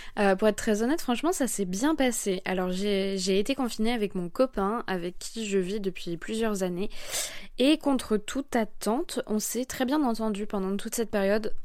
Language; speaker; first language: French; native; French